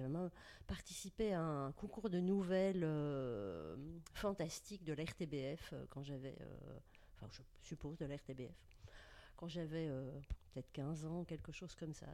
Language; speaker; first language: French; native; French